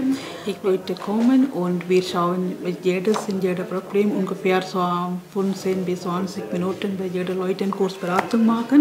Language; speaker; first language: German; non-native, learner; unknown